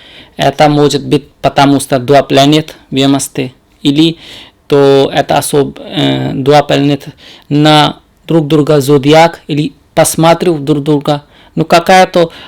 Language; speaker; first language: Russian; non-native, learner; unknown